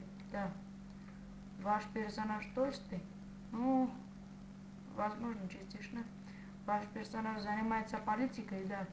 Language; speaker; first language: Russian; non-native, fluent; Armenian